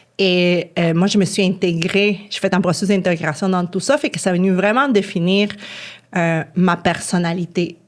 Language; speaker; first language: French; non-native, fluent; Spanish